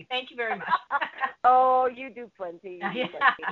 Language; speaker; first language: English; native; English